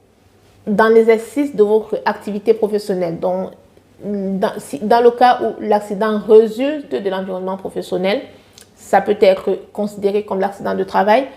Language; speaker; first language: French; native; French